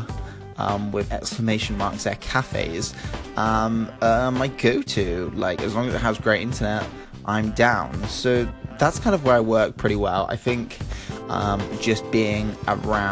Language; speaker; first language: English; native; English